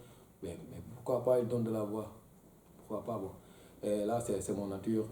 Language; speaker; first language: French; non-native, local second language; Bambara